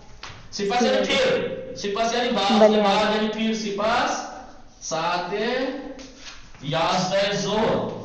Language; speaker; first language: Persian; non-native, fluent; Urdu